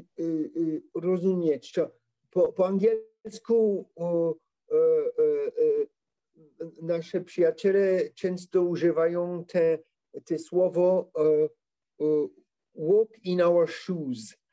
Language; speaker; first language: Polish; non-native, learner; French